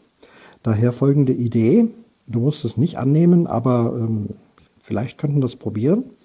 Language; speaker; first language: German; native; German